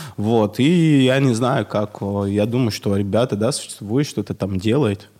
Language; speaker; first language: Russian; non-native, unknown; Portuguese